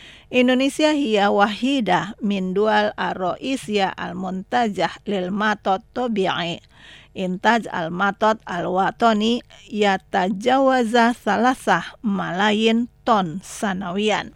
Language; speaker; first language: Arabic; non-native, fluent; Indonesian